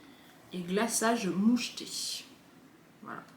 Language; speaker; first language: French; native; French